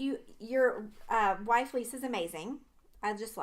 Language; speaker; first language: English; native; English